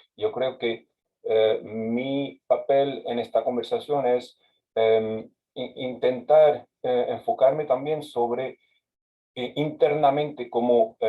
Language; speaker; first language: Spanish; non-native, fluent; French